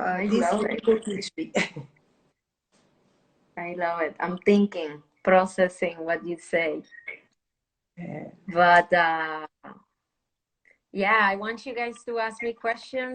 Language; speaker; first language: English; non-native, fluent; Spanish